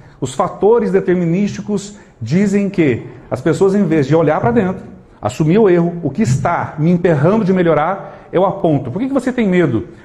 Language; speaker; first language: Portuguese; native; Portuguese